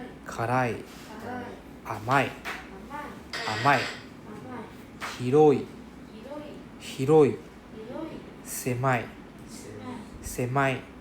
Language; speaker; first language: Japanese; non-native, fluent; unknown